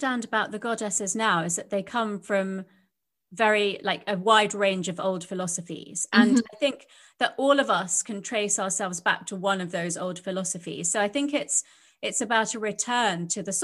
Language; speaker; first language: English; native; English